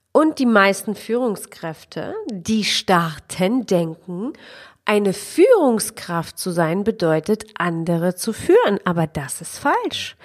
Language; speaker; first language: German; early bilingual, other home language; Polish